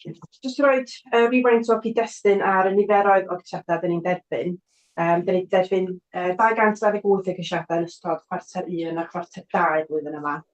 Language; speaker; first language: Welsh; native; Welsh